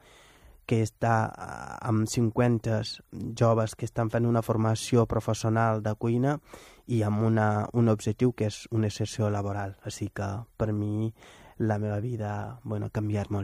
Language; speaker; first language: Catalan; non-native, fluent; Wolof